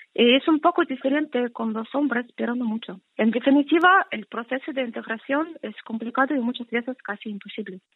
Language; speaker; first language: Spanish; non-native, fluent; Russian